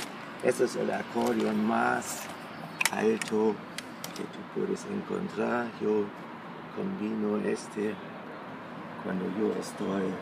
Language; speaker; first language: Spanish; non-native, fluent; German